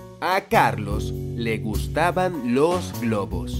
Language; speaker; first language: Spanish; non-native, fluent; English